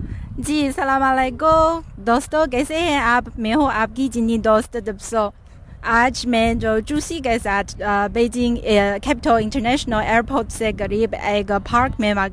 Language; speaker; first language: Hindi; non-native, fluent; Chinese